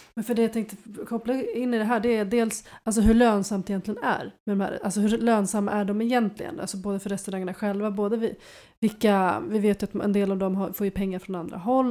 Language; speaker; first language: Swedish; native; Swedish